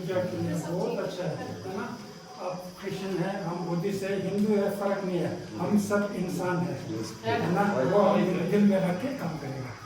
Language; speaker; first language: Hindi; non-native, local second language; Tibetan